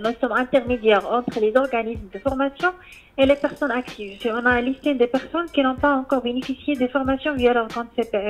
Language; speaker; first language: French; non-native, learner; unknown